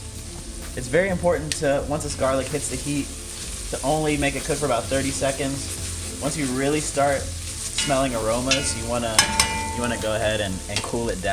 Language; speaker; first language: English; native; English